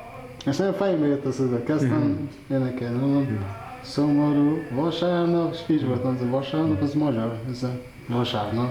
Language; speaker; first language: Hungarian; non-native, fluent; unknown